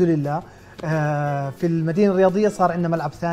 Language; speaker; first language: Arabic; native; Arabic